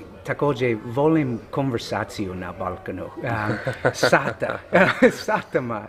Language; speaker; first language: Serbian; non-native, learner; English